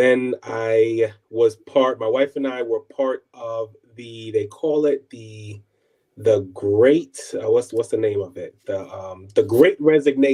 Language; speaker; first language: English; native; English